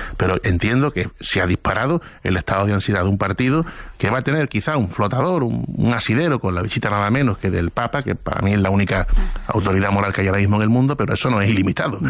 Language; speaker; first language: Spanish; native; Spanish